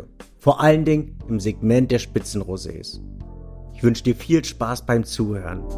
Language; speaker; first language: German; native; German